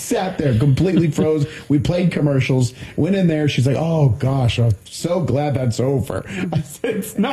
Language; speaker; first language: English; native; English